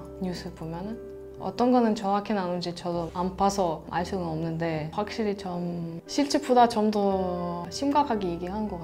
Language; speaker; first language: Korean; non-native, fluent; Russian